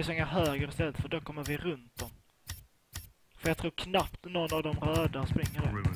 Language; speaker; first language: Swedish; native; Swedish